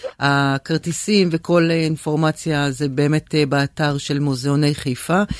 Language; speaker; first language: Hebrew; native; Hebrew